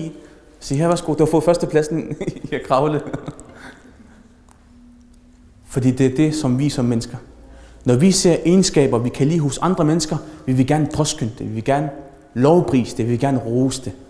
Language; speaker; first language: Danish; early bilingual, other home language; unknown